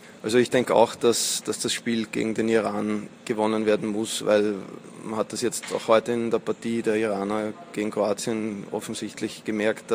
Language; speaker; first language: German; native; German